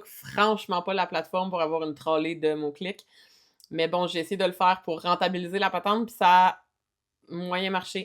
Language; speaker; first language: French; native; French